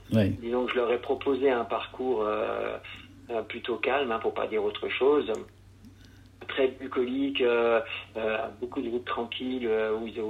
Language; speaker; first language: French; native; French